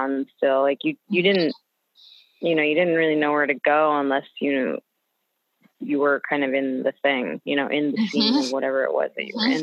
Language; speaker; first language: English; native; English